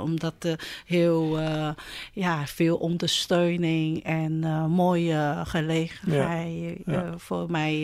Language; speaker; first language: Dutch; non-native, learner; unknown